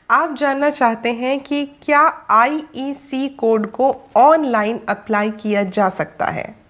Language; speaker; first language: Hindi; native; Hindi